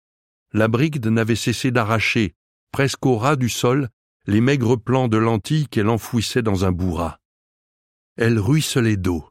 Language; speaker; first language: French; native; French